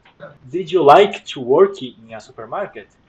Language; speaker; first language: English; non-native, fluent; Portuguese